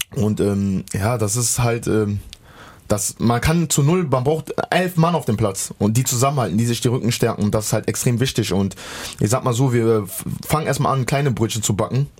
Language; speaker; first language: German; native; German